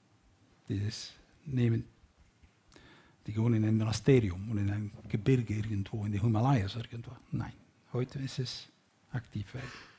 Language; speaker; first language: German; non-native, learner; Dutch